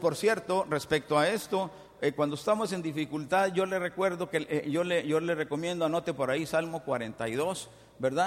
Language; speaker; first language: Spanish; native; Spanish